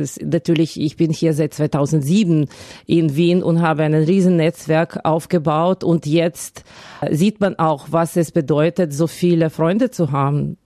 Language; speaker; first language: German; non-native, fluent; Ukrainian